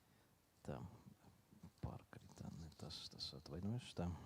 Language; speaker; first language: Latvian; non-native, local second language; Russian